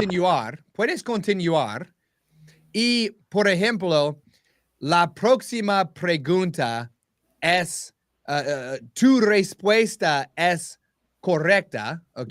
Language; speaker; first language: Spanish; non-native, learner; English